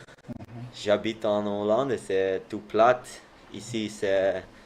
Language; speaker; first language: French; non-native, learner; Dutch